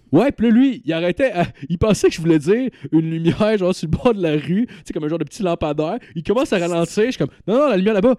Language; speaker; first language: French; native; French